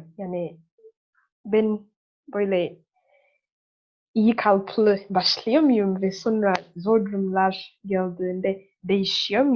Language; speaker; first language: Turkish; non-native, learner; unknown